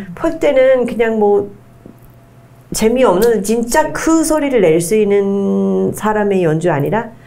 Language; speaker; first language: Korean; non-native, fluent; English